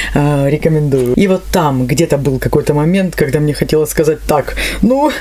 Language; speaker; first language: Russian; native; Russian